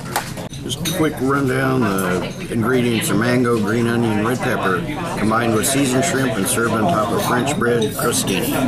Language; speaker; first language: English; native; English